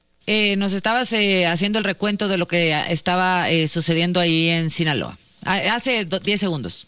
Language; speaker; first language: Spanish; native; Spanish